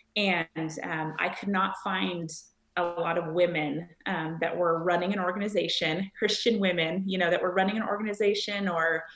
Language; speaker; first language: English; native; English